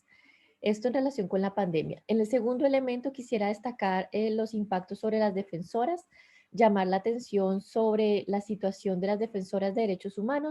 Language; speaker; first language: Spanish; native; Spanish